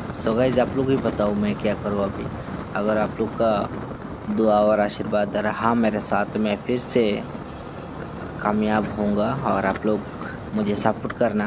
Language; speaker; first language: Hindi; non-native, local second language; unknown